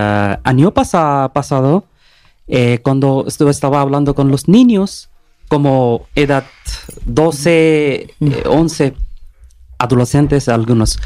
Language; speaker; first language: Spanish; non-native, learner; Bangla